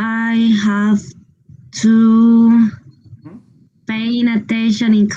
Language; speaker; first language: English; non-native, learner; Spanish